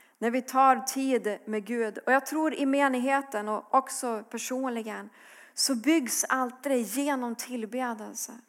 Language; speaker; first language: Swedish; native; Swedish